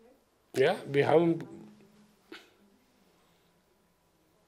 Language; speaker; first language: German; non-native, learner; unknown